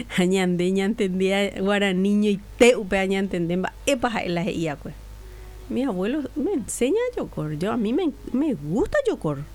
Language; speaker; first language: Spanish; non-native, local second language; Guarani